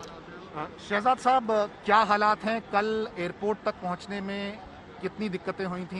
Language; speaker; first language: Hindi; native; Hindi